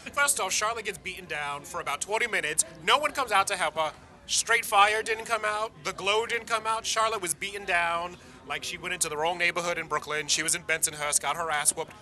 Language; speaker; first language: English; native; English